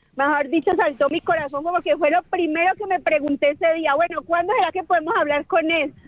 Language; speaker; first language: Spanish; native; Spanish